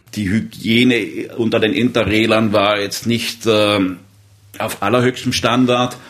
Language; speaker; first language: German; native; German